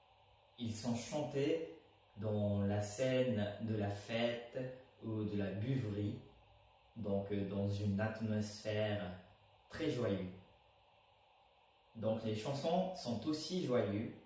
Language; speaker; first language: French; non-native, fluent; Japanese